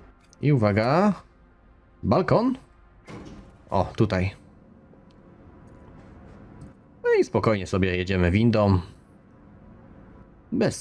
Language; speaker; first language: Polish; native; Polish